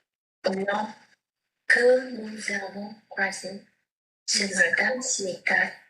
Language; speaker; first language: French; non-native, learner; Vietnamese